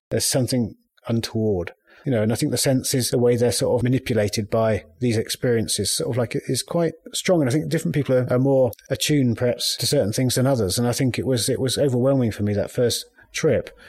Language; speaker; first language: English; native; English